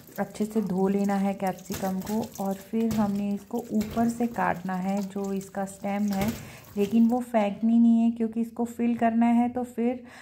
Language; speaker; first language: Hindi; native; Hindi